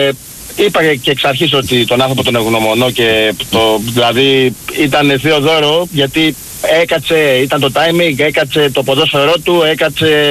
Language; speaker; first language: Greek; native; Greek